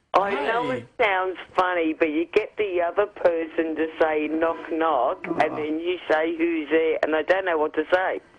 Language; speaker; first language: English; non-native, fluent; Finnish